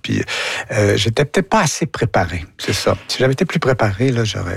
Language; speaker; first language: French; native; French